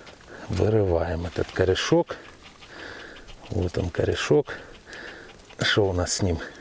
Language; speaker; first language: Russian; native; Russian